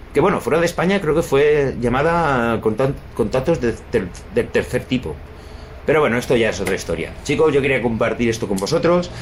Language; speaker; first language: Spanish; native; Spanish